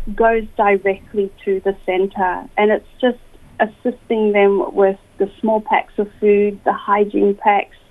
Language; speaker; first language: English; native; English